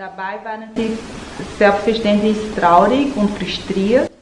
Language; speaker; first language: German; non-native, learner; Portuguese